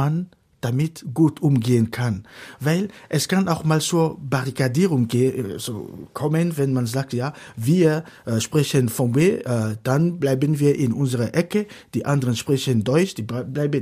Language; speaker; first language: German; non-native, fluent; Fon